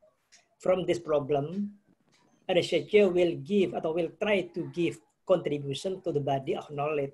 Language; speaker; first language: English; non-native, fluent; Indonesian